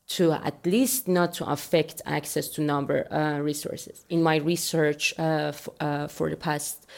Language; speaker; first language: English; non-native, fluent; Persian